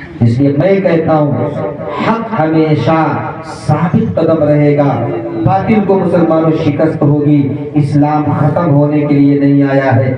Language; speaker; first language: Urdu; native; Urdu